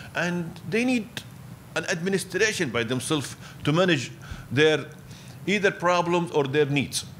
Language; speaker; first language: English; non-native, fluent; Arabic